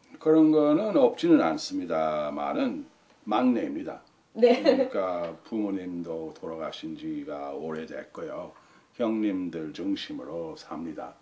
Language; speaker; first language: Korean; non-native, fluent; English